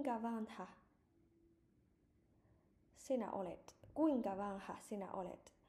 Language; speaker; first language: Finnish; non-native, learner; Chinese